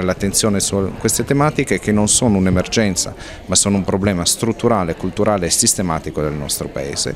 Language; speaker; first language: Italian; native; Italian